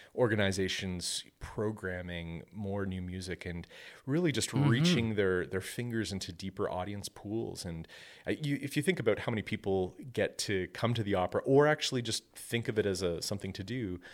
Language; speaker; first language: English; native; English